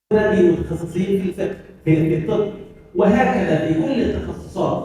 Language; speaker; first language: Arabic; native; Arabic